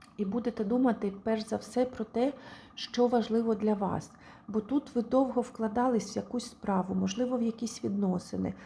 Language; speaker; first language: Ukrainian; non-native, local second language; Russian